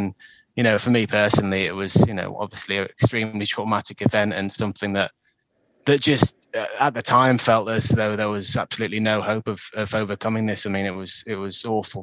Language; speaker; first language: English; native; English